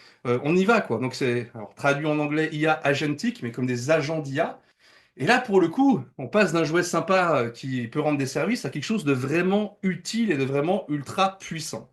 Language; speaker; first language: French; native; French